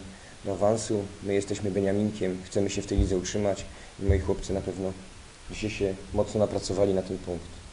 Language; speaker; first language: Polish; native; Polish